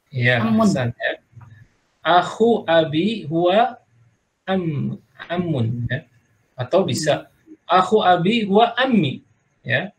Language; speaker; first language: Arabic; non-native, fluent; Indonesian